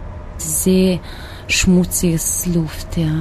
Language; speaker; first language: German; non-native, learner; Mongolian